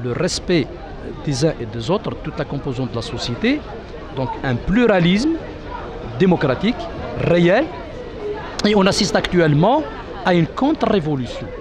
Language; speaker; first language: French; non-native, local second language; Arabic